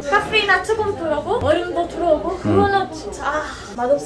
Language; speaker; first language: Korean; non-native, learner; Italian